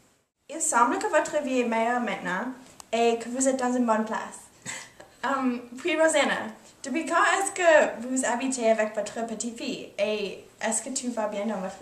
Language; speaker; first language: French; non-native, learner; English